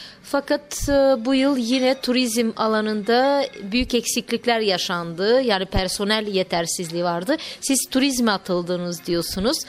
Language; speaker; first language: Turkish; native; Turkish